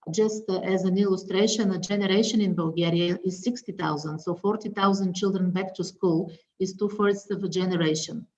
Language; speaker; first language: English; non-native, fluent; Bulgarian